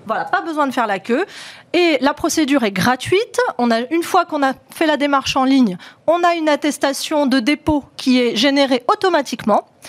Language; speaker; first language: French; native; French